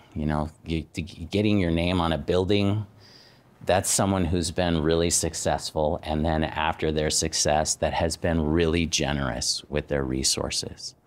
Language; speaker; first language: English; native; English